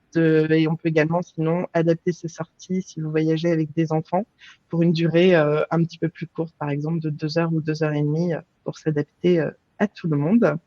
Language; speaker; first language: French; native; French